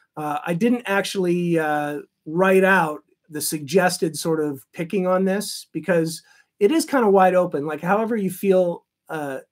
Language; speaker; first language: English; native; English